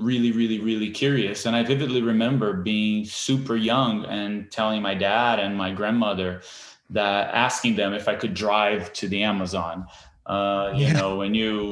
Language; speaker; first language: English; non-native, fluent; Portuguese